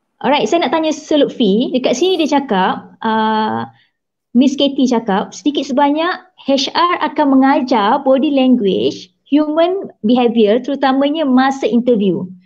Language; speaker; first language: Malay; native; Malay